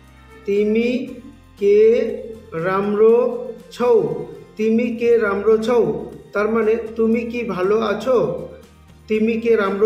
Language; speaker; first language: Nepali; non-native, learner; Bangla